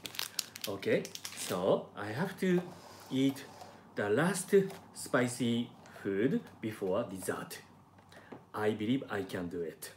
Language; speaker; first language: English; non-native, learner; Japanese